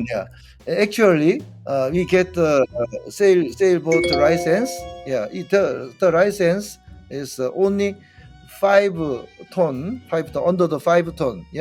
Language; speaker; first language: English; non-native, learner; Korean